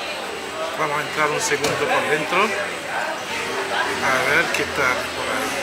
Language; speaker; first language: Spanish; non-native, learner; Haitian Creole